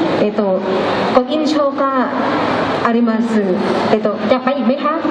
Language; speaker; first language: Japanese; non-native, learner; Thai